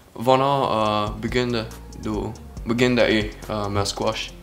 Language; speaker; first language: Danish; non-native, learner; Slovak